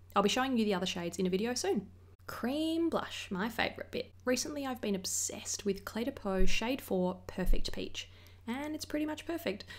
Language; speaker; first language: English; native; English